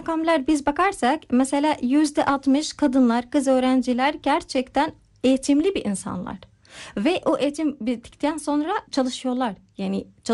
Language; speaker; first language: Turkish; non-native, fluent; Arabic